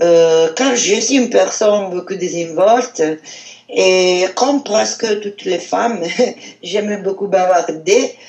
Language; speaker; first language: French; non-native, learner; Italian